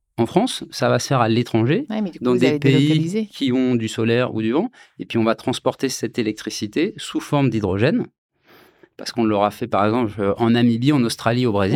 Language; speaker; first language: French; native; French